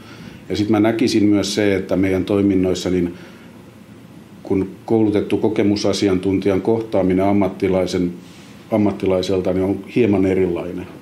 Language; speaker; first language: Finnish; native; Finnish